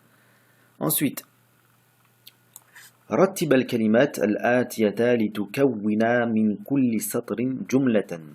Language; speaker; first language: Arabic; non-native, fluent; French